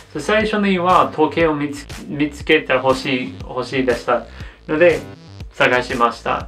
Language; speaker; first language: Japanese; non-native, learner; English